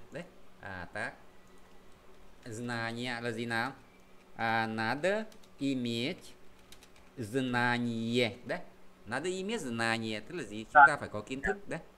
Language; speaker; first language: Vietnamese; native; Vietnamese